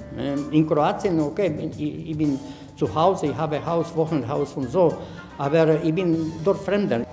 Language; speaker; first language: German; non-native, fluent; Croatian